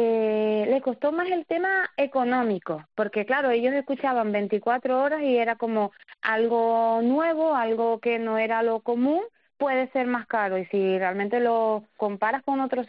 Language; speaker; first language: Spanish; native; Spanish